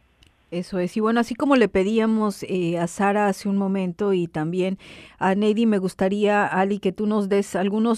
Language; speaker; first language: Spanish; native; Spanish